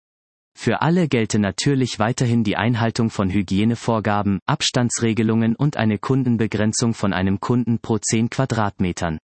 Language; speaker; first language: German; native; German